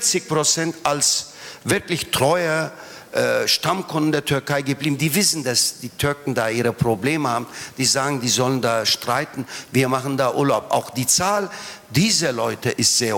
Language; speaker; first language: German; non-native, fluent; Turkish